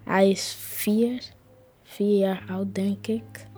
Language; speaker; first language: Dutch; early bilingual, other home language; Spanish